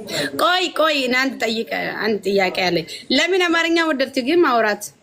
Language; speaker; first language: Amharic; non-native, local second language; Oromo